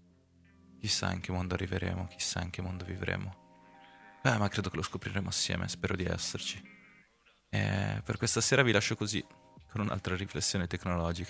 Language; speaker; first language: Italian; native; Italian